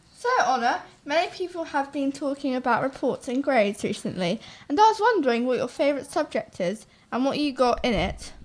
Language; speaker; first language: English; non-native, fluent; Russian